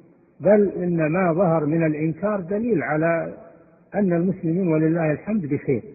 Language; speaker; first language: Arabic; native; Arabic